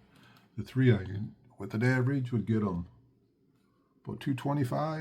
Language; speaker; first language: English; native; English